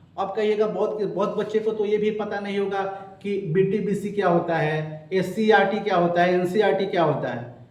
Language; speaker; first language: Hindi; native; Hindi